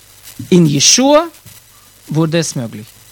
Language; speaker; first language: German; non-native, fluent; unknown